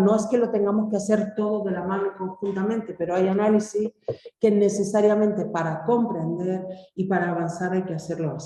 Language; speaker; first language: Spanish; native; Spanish